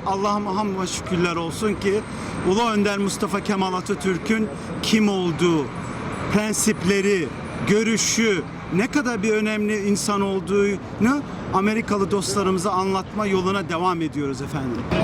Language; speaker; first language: Turkish; early bilingual, heritage; Turkish